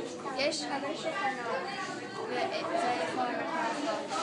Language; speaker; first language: Hebrew; non-native, learner; English